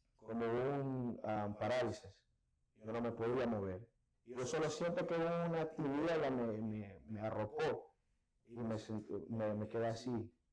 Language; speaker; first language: Spanish; early bilingual, heritage; Spanish